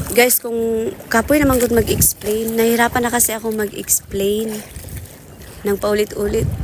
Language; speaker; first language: Filipino; non-native, local second language; Cebuano